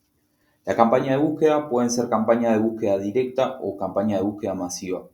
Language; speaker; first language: Spanish; native; Spanish